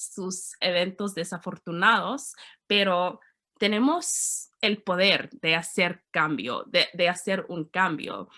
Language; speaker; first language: Spanish; non-native, learner; English